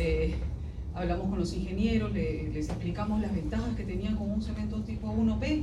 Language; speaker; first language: Spanish; native; Spanish